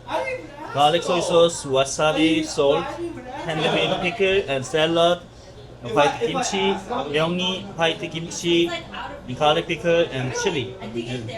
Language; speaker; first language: English; non-native, learner; Korean